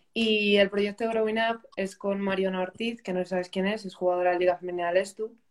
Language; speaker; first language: Spanish; native; Spanish